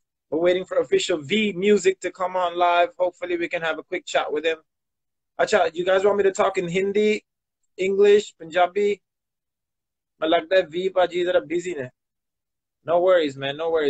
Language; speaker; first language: English; native; English